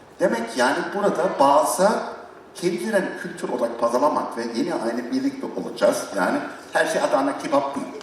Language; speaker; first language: Turkish; non-native, learner; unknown